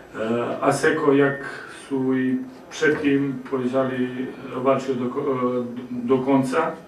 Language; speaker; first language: Polish; non-native, learner; Croatian